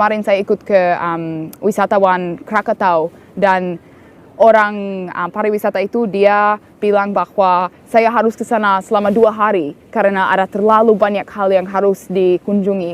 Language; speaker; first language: Indonesian; non-native, fluent; English